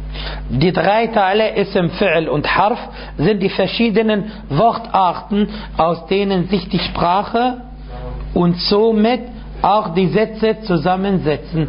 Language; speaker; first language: German; non-native, fluent; Arabic